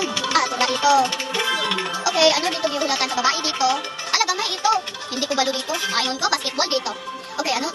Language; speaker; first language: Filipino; non-native, local second language; Cebuano